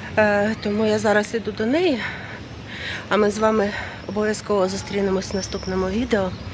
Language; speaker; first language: Ukrainian; non-native, local second language; Russian